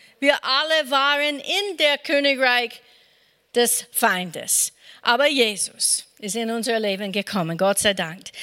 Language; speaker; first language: German; non-native, fluent; English